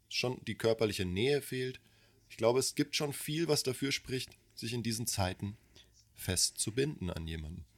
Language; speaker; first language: German; early bilingual, other home language; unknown